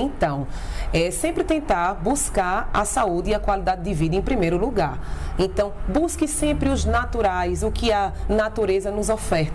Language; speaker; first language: Portuguese; native; Portuguese